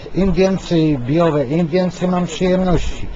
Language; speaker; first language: Polish; non-native, fluent; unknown